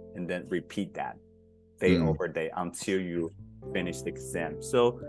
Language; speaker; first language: English; non-native, fluent; Chinese